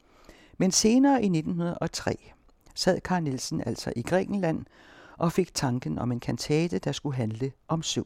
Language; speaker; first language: Danish; native; Danish